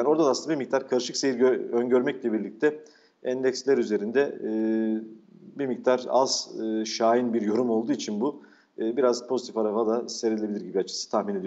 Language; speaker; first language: Turkish; native; Turkish